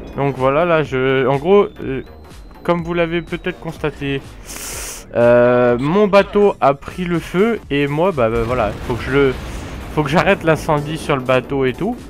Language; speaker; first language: French; native; French